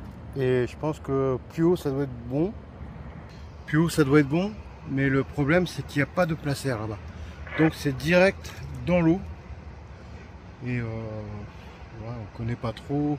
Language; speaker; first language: French; native; French